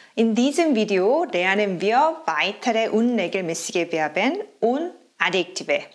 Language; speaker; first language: German; non-native, fluent; Korean